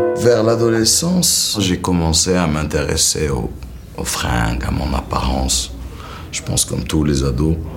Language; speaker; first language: French; non-native, local second language; Arabic